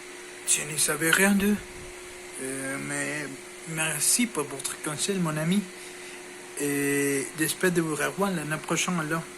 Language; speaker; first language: French; non-native, learner; Spanish